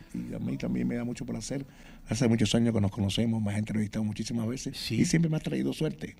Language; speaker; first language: Spanish; native; Spanish